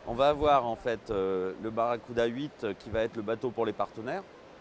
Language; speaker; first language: French; native; French